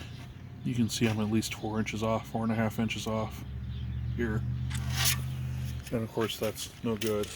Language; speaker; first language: English; native; English